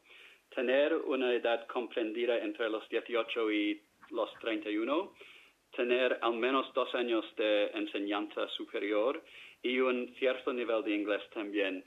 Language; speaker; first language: Spanish; non-native, fluent; English